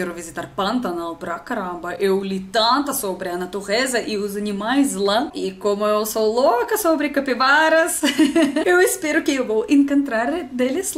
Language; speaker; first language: Portuguese; non-native, learner; Russian